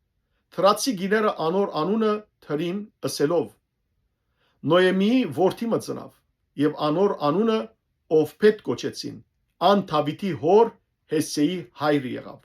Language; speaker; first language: Armenian; native; Armenian